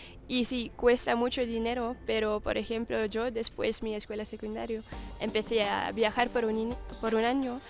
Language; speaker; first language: Spanish; non-native, learner; Dutch